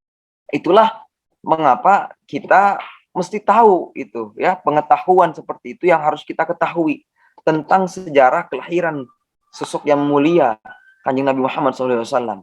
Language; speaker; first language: Indonesian; native; Indonesian